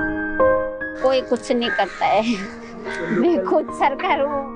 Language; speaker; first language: Hindi; non-native, local second language; Marathi